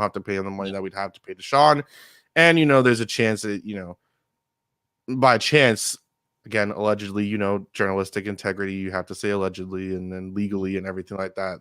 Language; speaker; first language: English; native; English